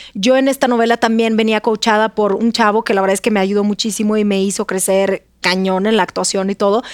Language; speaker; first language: Spanish; non-native, fluent; Russian